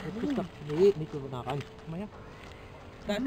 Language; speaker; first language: German; native; German